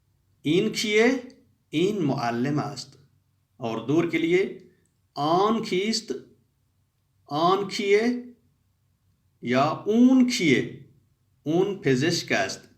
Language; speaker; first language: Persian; non-native, fluent; Urdu